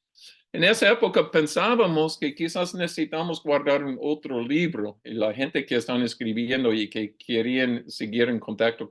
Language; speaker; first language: Spanish; non-native, learner; English